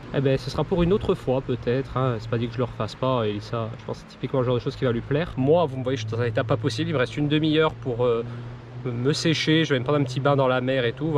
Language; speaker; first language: French; native; French